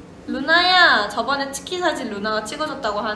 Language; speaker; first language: Korean; native; Korean